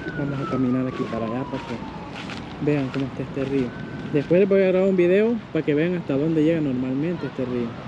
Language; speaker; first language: Spanish; native; Spanish